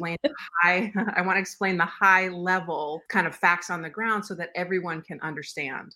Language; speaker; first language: English; native; English